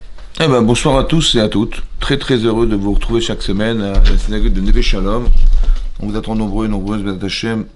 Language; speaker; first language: French; native; French